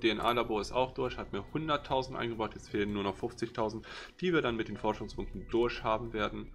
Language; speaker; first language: German; native; German